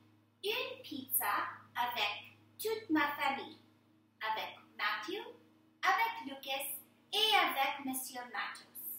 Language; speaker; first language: French; non-native, fluent; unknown